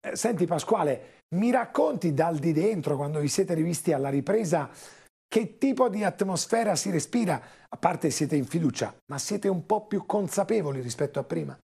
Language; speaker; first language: Italian; native; Italian